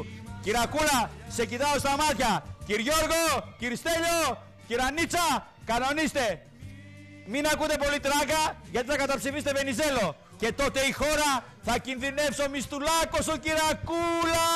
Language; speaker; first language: Greek; native; Greek